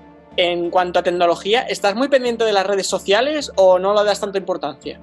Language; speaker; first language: Spanish; native; Spanish